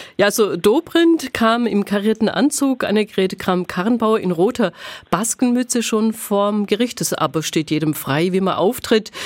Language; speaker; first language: German; native; German